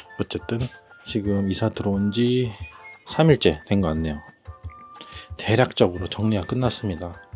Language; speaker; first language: Korean; native; Korean